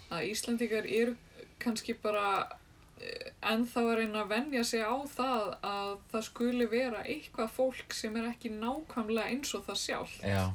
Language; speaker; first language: Icelandic; native; Icelandic